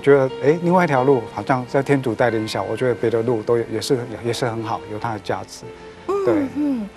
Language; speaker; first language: Chinese; native; Chinese